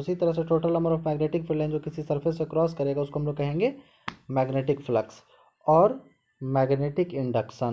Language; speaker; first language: Hindi; native; Hindi